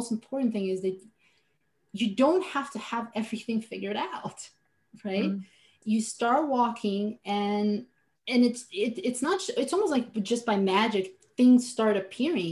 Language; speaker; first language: English; non-native, fluent; Slovenian